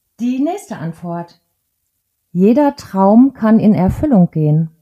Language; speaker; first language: German; native; German